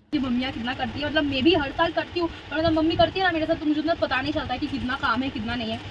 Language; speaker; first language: Hindi; non-native, local second language; Bangla